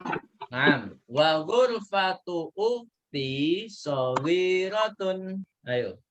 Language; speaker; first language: Arabic; non-native, fluent; Indonesian